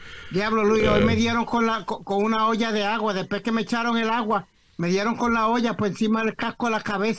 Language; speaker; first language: Spanish; native; Spanish